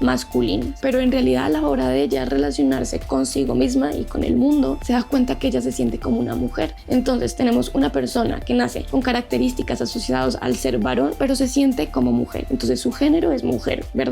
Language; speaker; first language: Spanish; native; Spanish